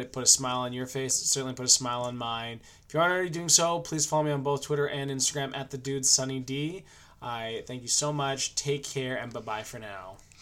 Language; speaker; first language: English; native; English